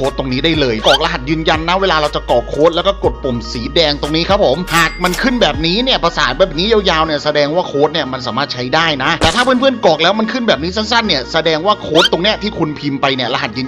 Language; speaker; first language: Thai; native; Thai